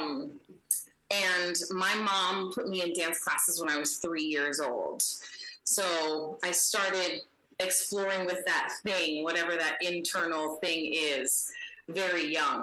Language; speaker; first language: English; native; English